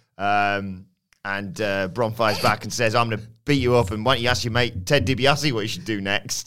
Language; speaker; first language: English; native; English